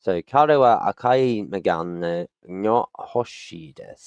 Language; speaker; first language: Japanese; non-native, learner; English